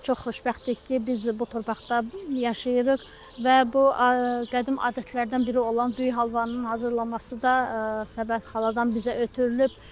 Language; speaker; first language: Azerbaijani; non-native, local second language; Avaric